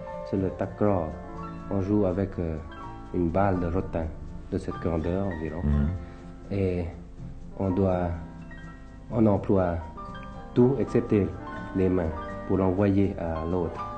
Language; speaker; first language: French; early bilingual, other home language; Thai